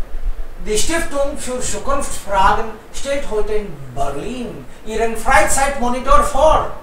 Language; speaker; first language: German; non-native, fluent; Hindi